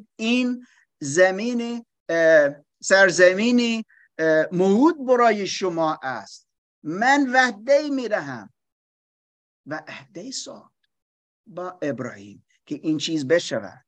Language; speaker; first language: Persian; non-native, fluent; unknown